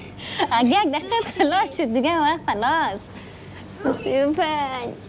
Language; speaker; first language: Persian; native; Persian